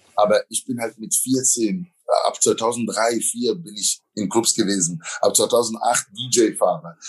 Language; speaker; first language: German; native; German